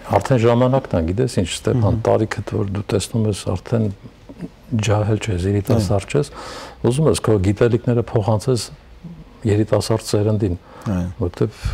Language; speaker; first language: Armenian; native; Armenian